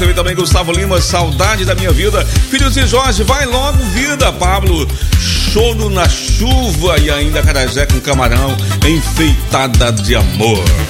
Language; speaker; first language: Portuguese; native; Portuguese